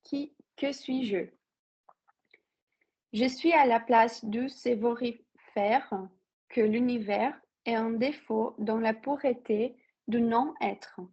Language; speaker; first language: French; non-native, fluent; Portuguese